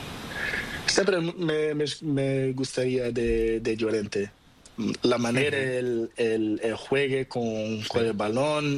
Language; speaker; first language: Spanish; non-native, learner; Portuguese